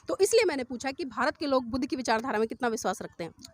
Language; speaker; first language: Hindi; native; Hindi